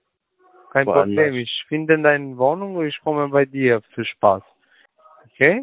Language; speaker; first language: German; non-native, learner; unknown